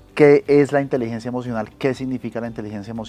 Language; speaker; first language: Spanish; native; Spanish